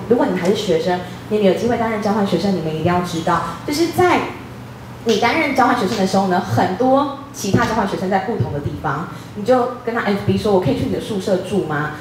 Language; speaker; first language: Chinese; native; Chinese